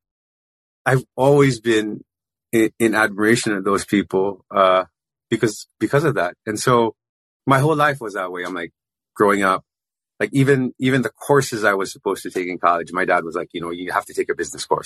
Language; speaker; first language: English; non-native, local second language; Filipino